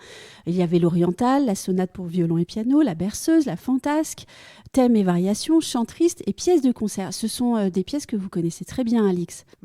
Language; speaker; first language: French; native; French